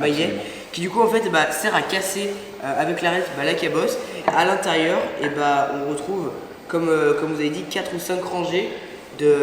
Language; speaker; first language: French; native; French